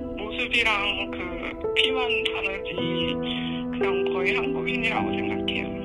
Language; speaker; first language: Korean; early bilingual, other home language; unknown